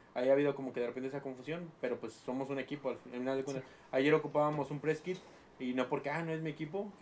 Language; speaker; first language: Spanish; native; Spanish